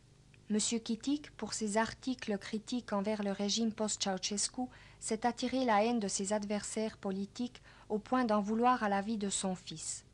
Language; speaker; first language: French; native; French